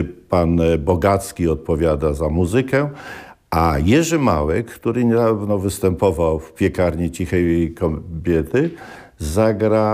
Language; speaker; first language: Polish; native; Polish